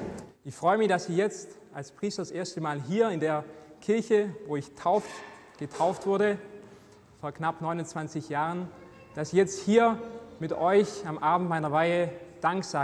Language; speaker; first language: German; native; German